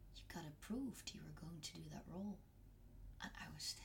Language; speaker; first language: English; non-native, fluent; Dutch